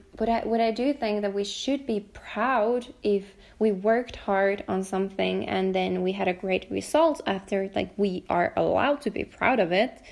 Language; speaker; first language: English; non-native, fluent; Finnish